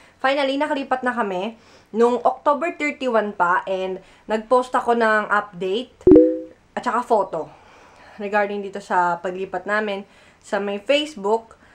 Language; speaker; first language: Filipino; native; Filipino